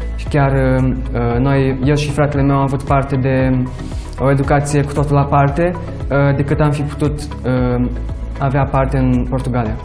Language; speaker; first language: Romanian; early bilingual, other home language; Portuguese